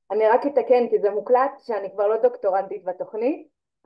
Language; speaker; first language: Hebrew; native; Hebrew